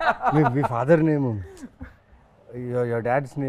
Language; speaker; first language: Telugu; native; Telugu